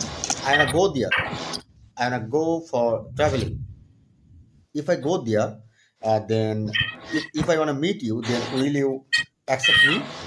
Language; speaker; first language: English; non-native, learner; Bangla